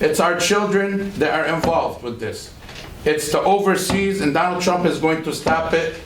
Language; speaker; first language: English; non-native, fluent; Arabic